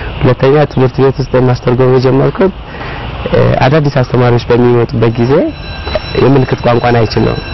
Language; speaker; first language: Amharic; non-native, local second language; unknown